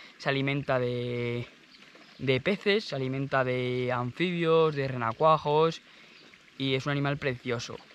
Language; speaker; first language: Spanish; native; Spanish